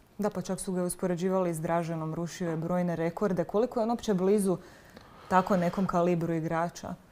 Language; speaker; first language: Croatian; native; Croatian